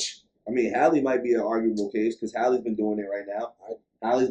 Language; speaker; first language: English; native; English